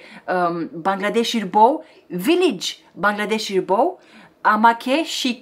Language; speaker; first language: Bangla; non-native, learner; Romanian